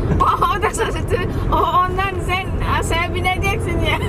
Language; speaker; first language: Turkish; non-native, learner; Indonesian